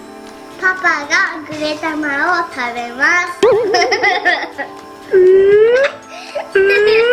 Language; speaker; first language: Japanese; early bilingual, heritage; Japanese